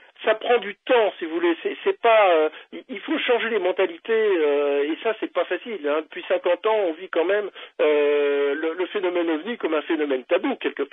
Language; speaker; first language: French; native; French